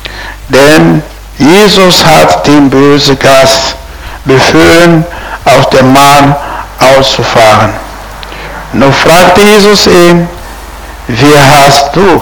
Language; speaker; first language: German; non-native, fluent; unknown